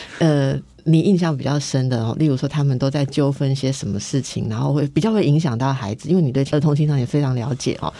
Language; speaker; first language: Chinese; native; Chinese